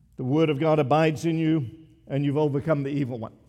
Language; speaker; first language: English; native; English